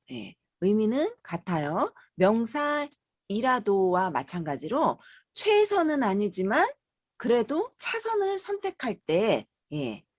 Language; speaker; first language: Korean; native; Korean